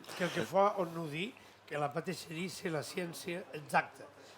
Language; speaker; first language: French; non-native, learner; Catalan